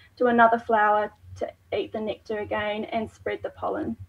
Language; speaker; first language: English; native; English